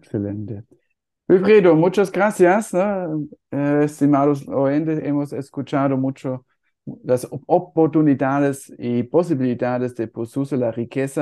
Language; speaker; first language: Spanish; non-native, fluent; German